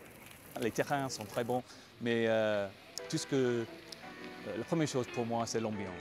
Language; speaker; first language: French; non-native, fluent; English